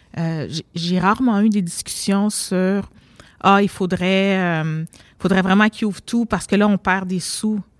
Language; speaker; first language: French; native; French